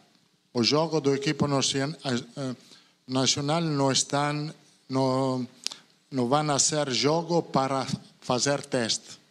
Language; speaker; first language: Portuguese; non-native, learner; Italian